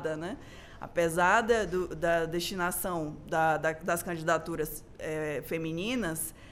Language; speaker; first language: Portuguese; native; Portuguese